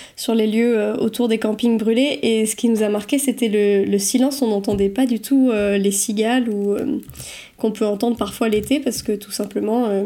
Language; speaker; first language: French; native; French